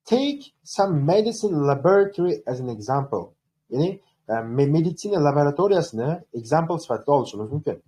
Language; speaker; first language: English; non-native, fluent; Uzbek